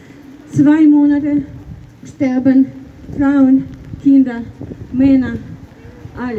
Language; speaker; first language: German; non-native, fluent; Ukrainian